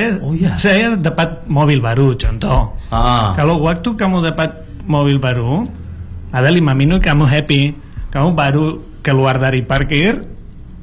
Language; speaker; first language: Indonesian; non-native, learner; Spanish